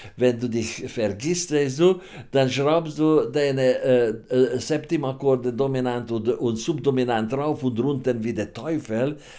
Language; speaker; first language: German; non-native, fluent; Hungarian